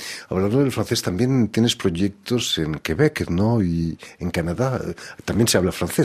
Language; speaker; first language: Spanish; native; Spanish